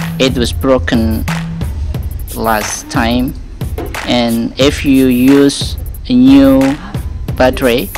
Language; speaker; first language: English; non-native, learner; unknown